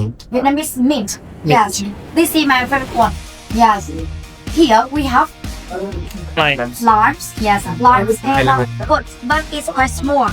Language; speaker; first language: English; non-native, fluent; Vietnamese